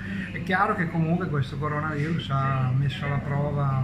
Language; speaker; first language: Italian; native; Italian